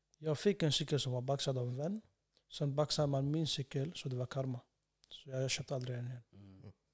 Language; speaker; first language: Swedish; early bilingual, other home language; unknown